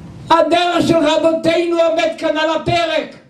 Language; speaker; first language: Hebrew; non-native, local second language; Yiddish